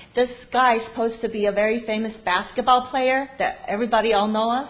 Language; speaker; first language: English; non-native, fluent; Chinese